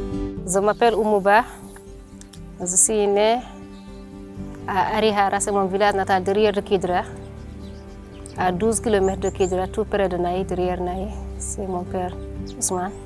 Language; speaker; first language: French; non-native, local second language; Fula